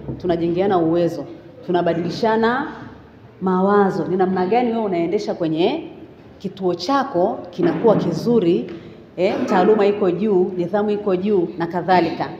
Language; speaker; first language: Swahili; native; Swahili